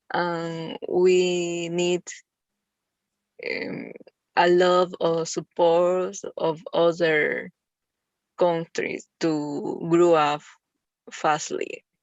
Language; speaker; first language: English; non-native, learner; Spanish